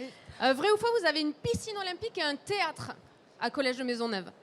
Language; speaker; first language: French; native; French